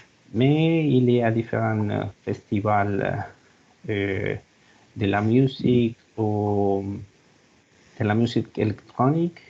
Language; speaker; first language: French; non-native, learner; Spanish